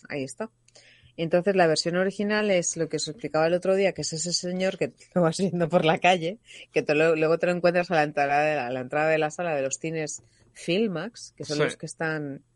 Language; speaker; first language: Spanish; native; Spanish